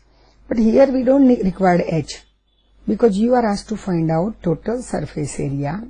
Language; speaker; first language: English; non-native, local second language; Gujarati